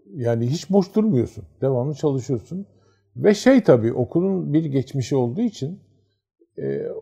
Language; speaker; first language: Turkish; native; Turkish